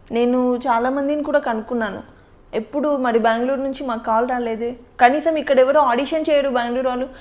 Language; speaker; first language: Telugu; native; Telugu